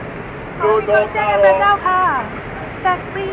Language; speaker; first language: Thai; native; Thai